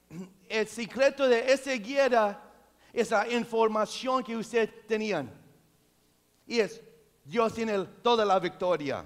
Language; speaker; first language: Spanish; non-native, local second language; English